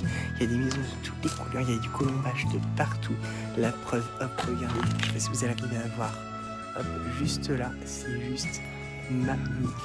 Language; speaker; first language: French; native; French